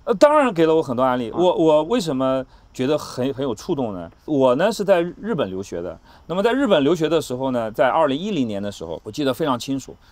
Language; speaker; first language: Chinese; native; Chinese